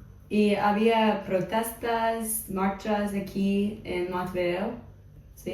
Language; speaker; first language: Spanish; non-native, fluent; English